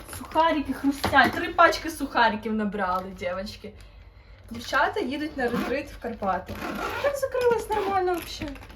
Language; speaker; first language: Ukrainian; native; Ukrainian